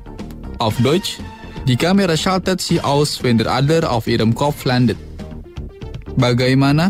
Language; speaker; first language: German; non-native, fluent; Indonesian